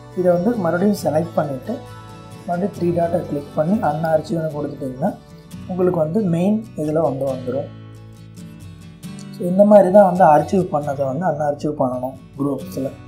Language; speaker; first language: Tamil; native; Tamil